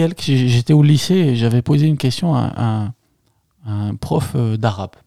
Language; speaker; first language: French; non-native, local second language; Arabic